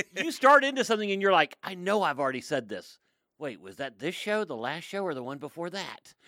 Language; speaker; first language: English; native; English